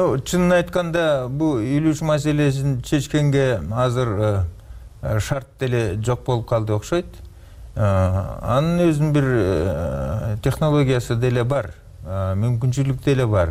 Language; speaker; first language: Kyrgyz; native; Kyrgyz